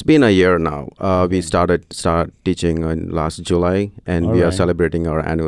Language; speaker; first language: English; non-native, local second language; Tamil